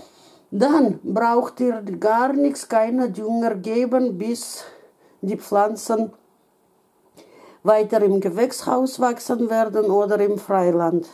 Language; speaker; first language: German; non-native, fluent; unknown